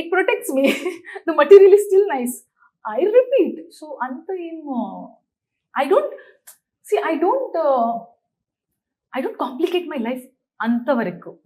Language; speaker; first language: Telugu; non-native, local second language; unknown